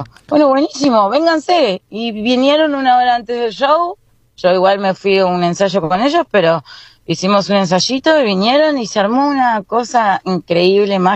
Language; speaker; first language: Spanish; native; Spanish